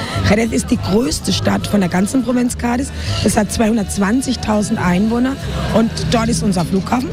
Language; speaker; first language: German; non-native, fluent; Spanish